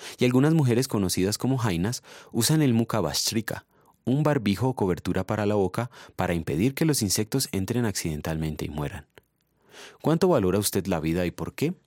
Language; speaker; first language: Spanish; native; Spanish